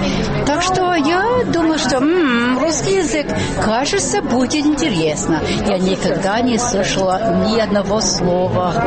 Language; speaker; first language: Russian; non-native, fluent; English